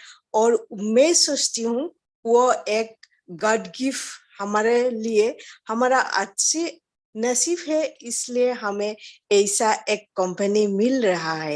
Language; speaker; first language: Hindi; non-native, local second language; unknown